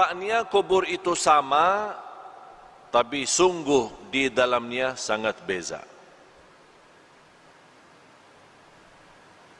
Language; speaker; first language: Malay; non-native, fluent; Arabic